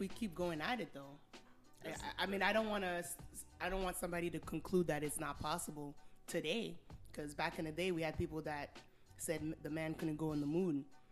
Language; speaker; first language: English; early bilingual, other home language; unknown